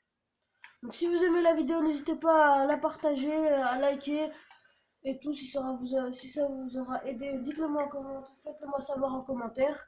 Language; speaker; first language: French; native; French